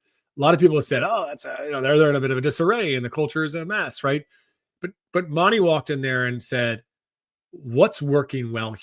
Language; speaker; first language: English; native; English